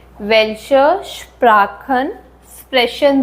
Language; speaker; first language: German; non-native, fluent; Hindi